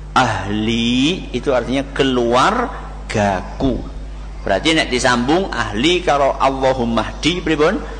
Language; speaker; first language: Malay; non-native, local second language; Javanese